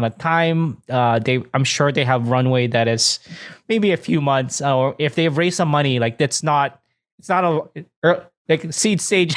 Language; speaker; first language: English; non-native, local second language; Filipino